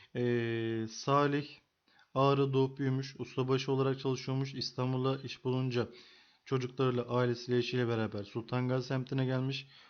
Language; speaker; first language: Turkish; native; Turkish